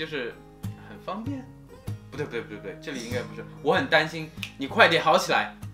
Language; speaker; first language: Chinese; non-native, fluent; Korean